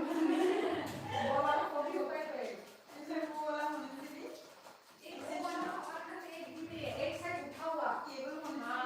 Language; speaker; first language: Hindi; non-native, local second language; Kok Borok